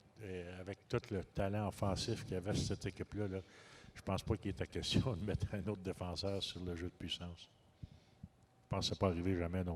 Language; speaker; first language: French; native; French